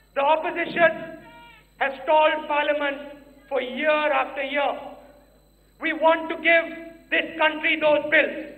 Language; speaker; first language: English; non-native, local second language; Hindi